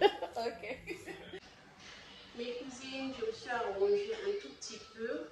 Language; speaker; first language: French; non-native, local second language; Lingala